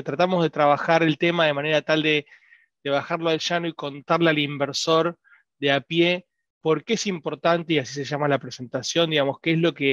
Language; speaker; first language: Spanish; native; Spanish